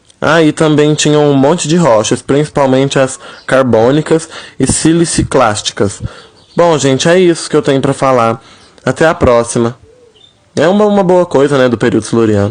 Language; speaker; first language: Portuguese; native; Portuguese